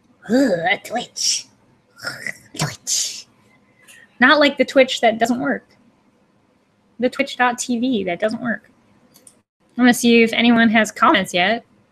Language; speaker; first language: English; native; English